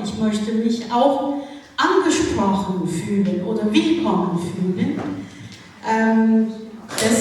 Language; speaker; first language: German; non-native, fluent; Kurdish